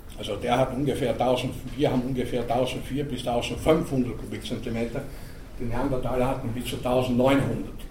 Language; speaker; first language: German; native; German